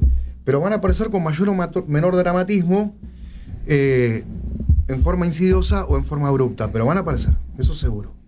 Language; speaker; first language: Spanish; native; Spanish